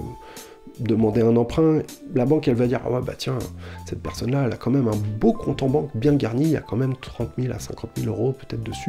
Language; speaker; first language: French; native; French